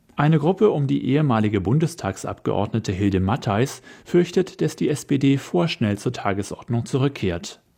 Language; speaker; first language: German; native; German